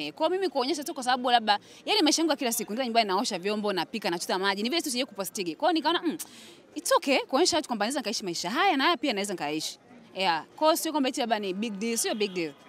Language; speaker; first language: Swahili; native; Swahili